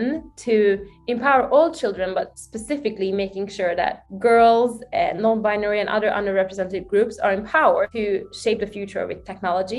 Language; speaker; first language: English; non-native, fluent; Hungarian